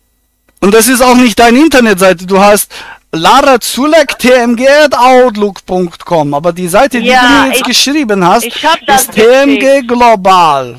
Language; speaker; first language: German; native; German